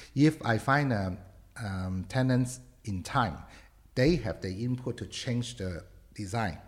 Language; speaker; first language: English; non-native, local second language; Cantonese